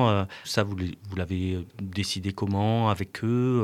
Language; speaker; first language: French; native; French